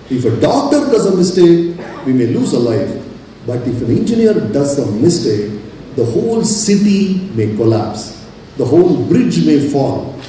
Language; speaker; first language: English; non-native, local second language; Kannada